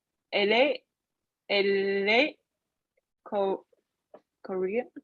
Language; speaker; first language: French; non-native, learner; Chinese